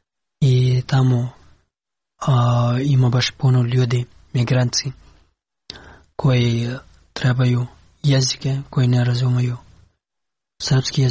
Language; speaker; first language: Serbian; non-native, learner; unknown